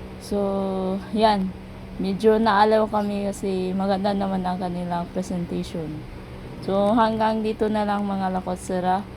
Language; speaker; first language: Filipino; non-native, local second language; Cebuano